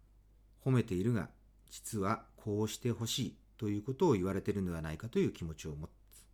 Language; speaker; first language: Japanese; native; Japanese